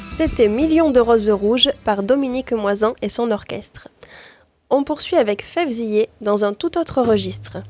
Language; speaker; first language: French; native; French